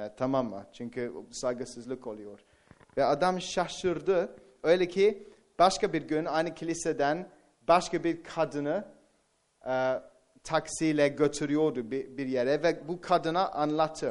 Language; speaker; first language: Turkish; non-native, fluent; English